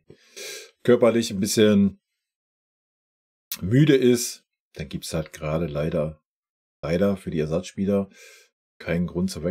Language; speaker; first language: German; native; German